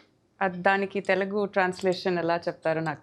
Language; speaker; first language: Telugu; non-native, fluent; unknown